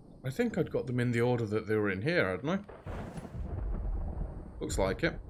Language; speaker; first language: English; native; English